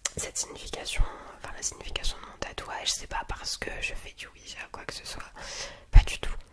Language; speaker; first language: French; early bilingual, other home language; Polish